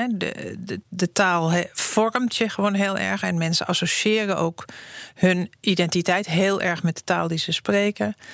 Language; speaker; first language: Dutch; native; Dutch